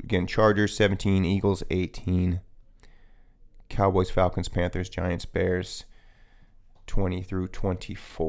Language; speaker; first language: English; native; English